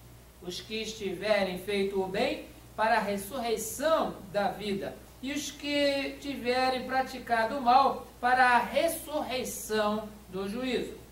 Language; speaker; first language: Portuguese; native; Portuguese